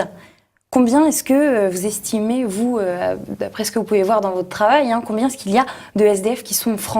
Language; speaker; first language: French; native; French